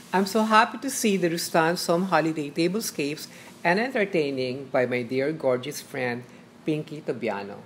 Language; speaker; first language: English; non-native, local second language; Filipino